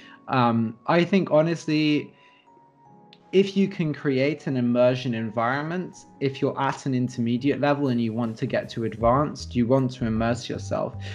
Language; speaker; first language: English; native; English